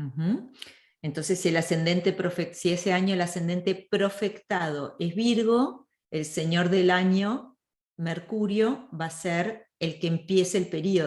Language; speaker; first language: Spanish; native; Spanish